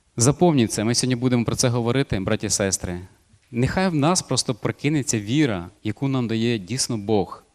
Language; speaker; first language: Ukrainian; non-native, local second language; Russian